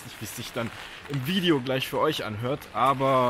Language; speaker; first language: German; native; German